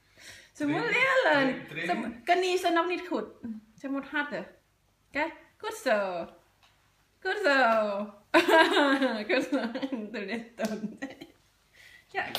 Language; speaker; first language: Dutch; non-native, learner; Thai